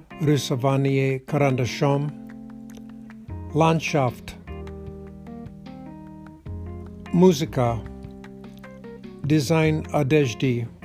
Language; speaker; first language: Russian; non-native, learner; English